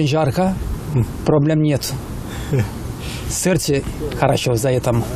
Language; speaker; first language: Russian; non-native, learner; Turkish